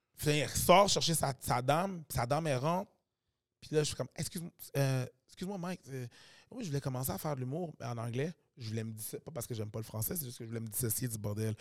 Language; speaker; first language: French; native; French